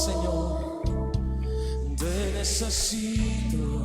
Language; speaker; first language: Spanish; native; Spanish